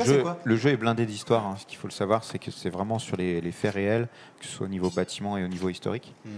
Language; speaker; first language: French; native; French